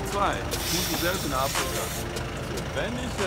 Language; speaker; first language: German; non-native, learner; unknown